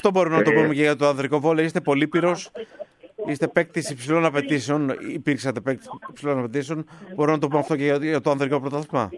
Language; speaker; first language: Greek; native; Greek